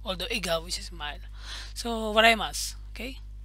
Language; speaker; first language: English; non-native, local second language; Filipino